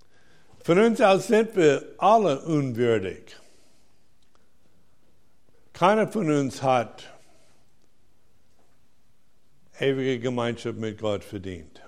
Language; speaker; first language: German; non-native, fluent; English